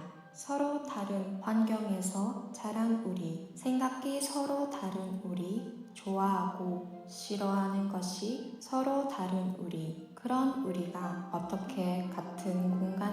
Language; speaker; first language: Korean; non-native, fluent; Khmer